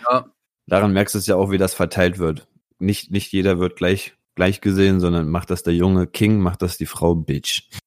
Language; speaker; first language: German; early bilingual, other home language; Italian